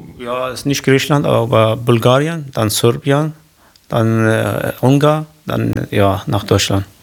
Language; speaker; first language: German; non-native, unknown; Kurdish